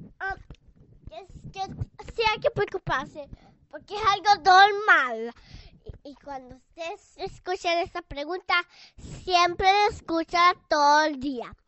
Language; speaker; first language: Spanish; early bilingual, heritage; Spanish